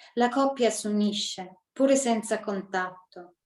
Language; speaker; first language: Italian; early bilingual, other home language; English